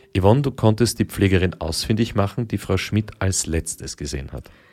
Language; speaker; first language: German; native; German